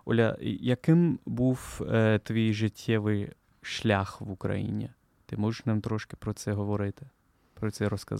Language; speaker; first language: Ukrainian; non-native, learner; German